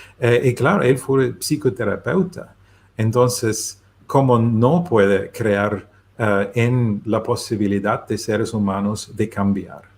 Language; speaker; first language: Spanish; non-native, learner; German